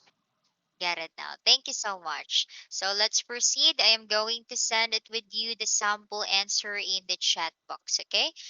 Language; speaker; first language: English; non-native, local second language; Filipino